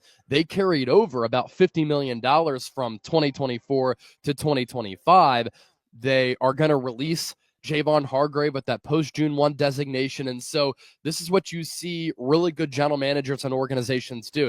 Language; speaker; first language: English; native; English